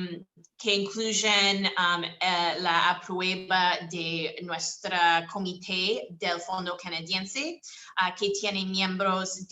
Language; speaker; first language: Spanish; non-native, fluent; English